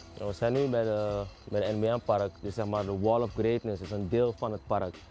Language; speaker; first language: Dutch; early bilingual, other home language; Papiamento